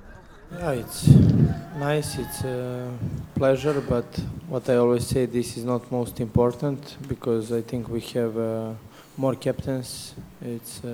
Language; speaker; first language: Dutch; non-native, learner; Serbian